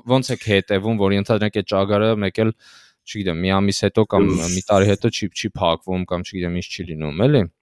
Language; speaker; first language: Armenian; native; Armenian